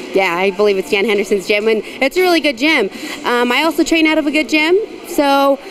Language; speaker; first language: English; native; English